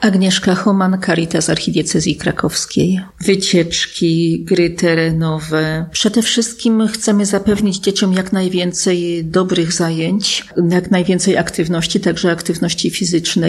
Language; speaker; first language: Polish; native; Polish